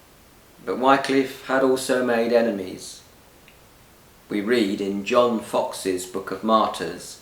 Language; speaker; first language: English; native; English